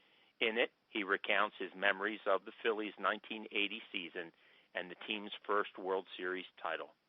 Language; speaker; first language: English; native; English